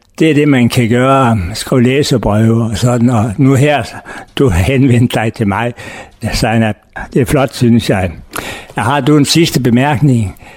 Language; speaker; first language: Danish; native; Danish